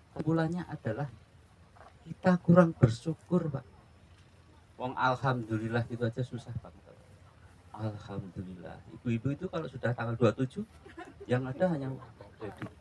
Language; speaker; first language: Indonesian; non-native, local second language; Javanese